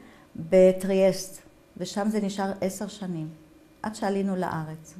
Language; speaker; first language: Hebrew; non-native, fluent; German